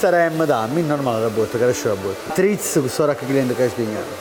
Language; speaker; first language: Russian; non-native, learner; Italian